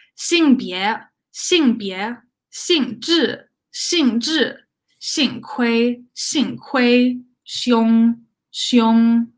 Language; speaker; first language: Chinese; non-native, learner; English